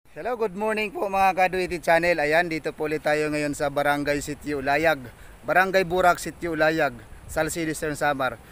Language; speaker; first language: Filipino; non-native, local second language; Waray